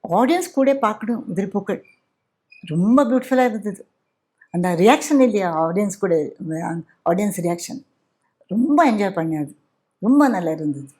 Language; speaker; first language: Tamil; non-native, fluent; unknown